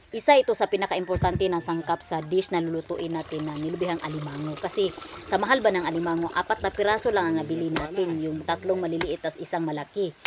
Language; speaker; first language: Filipino; non-native, local second language; Cebuano